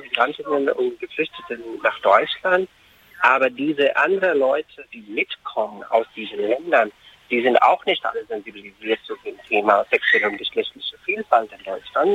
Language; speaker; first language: German; non-native, fluent; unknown